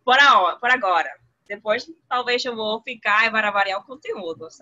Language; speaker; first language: Portuguese; non-native, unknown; Spanish